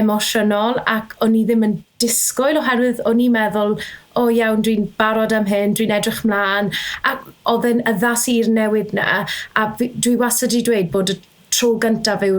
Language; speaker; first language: Welsh; native; Welsh